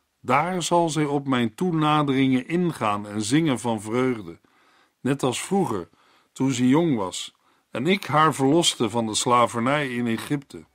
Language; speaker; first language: Dutch; native; Dutch